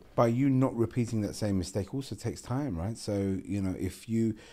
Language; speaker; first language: English; non-native, local second language; Gujarati